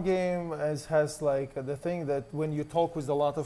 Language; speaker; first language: English; non-native, learner; Russian